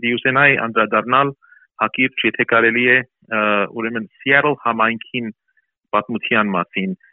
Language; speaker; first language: Armenian; early bilingual, heritage; Armenian